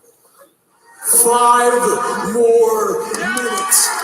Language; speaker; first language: English; native; English